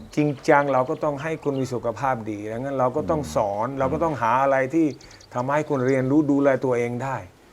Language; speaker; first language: Thai; non-native, fluent; Hindi